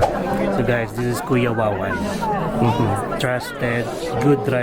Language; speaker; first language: English; non-native, local second language; Filipino